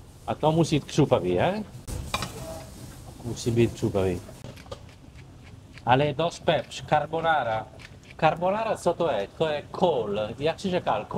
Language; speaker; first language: Czech; non-native, learner; Italian